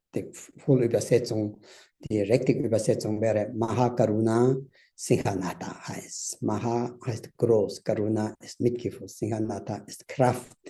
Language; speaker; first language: German; non-native, learner; Tibetan